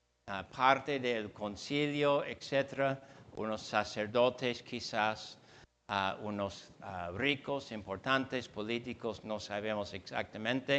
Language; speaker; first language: Spanish; non-native, fluent; English